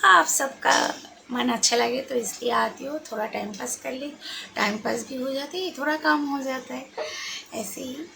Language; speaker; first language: Hindi; non-native, local second language; Bangla